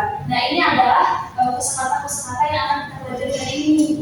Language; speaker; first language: Indonesian; native; Indonesian